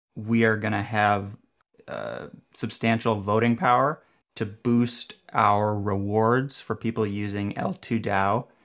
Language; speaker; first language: English; native; English